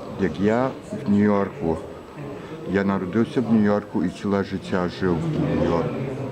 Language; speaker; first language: Ukrainian; early bilingual, heritage; Ukrainian